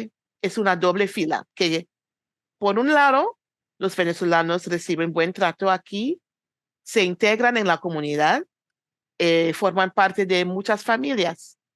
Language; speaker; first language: Spanish; non-native, fluent; English